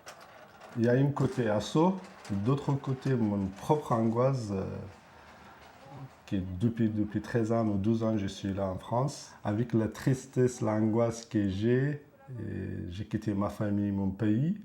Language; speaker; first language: French; non-native, learner; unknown